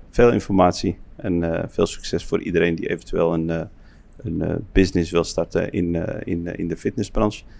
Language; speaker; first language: Dutch; early bilingual, other home language; Arabic